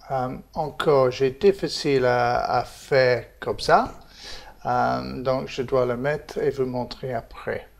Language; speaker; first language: French; non-native, fluent; English